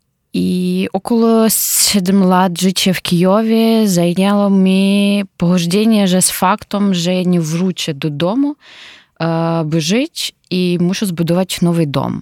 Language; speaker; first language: Polish; non-native, learner; Ukrainian